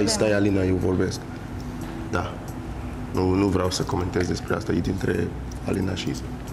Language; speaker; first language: Romanian; non-native, learner; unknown